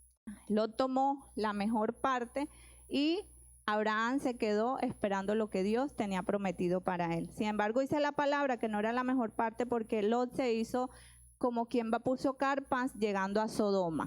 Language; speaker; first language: Spanish; native; Spanish